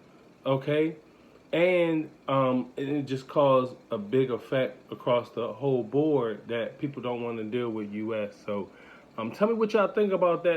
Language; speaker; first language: English; native; English